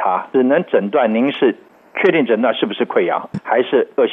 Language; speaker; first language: Chinese; native; Chinese